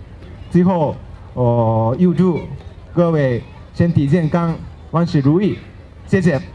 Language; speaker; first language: Chinese; non-native, fluent; Japanese